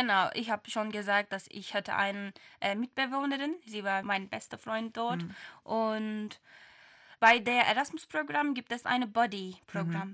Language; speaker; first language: German; non-native, learner; Turkish